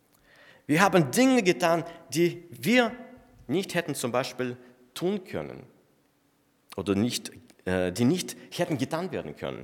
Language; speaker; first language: German; non-native, fluent; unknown